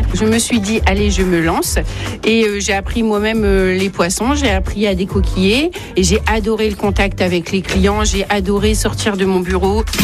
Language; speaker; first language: French; native; French